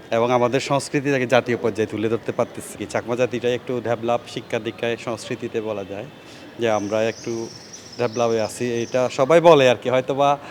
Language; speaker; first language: Bangla; non-native, local second language; Chakma